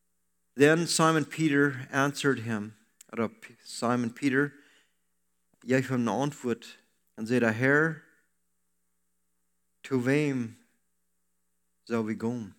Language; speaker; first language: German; non-native, learner; Low German